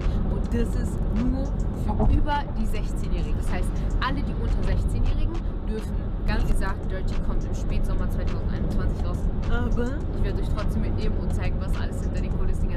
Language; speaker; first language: German; native; German